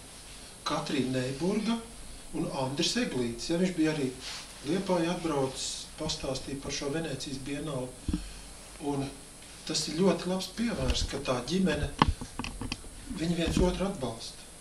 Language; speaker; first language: Latvian; native; Latvian